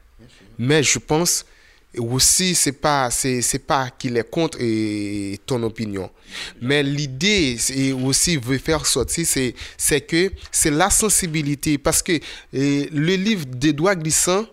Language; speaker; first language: French; non-native, local second language; Haitian Creole